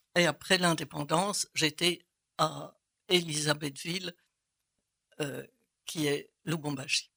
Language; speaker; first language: French; native; French